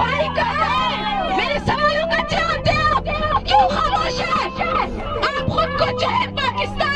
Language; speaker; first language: Hindi; non-native, local second language; Baluchi